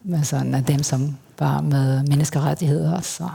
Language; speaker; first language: Danish; early bilingual, heritage; Spanish